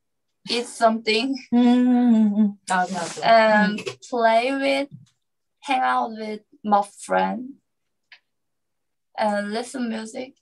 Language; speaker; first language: English; non-native, learner; Korean